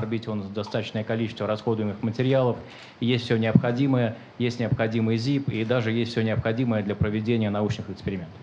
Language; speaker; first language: Russian; native; Russian